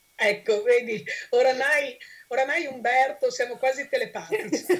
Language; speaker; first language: Italian; native; Italian